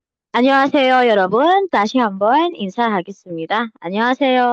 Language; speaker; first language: Korean; non-native, learner; Filipino